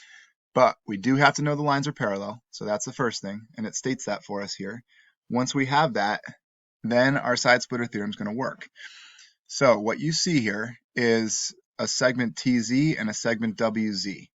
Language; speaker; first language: English; native; English